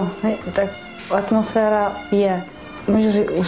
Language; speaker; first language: Czech; non-native, learner; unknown